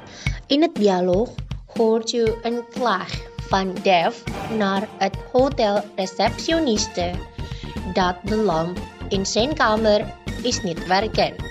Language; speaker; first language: Dutch; non-native, learner; Indonesian